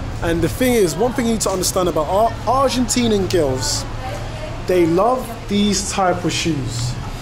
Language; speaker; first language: English; native; English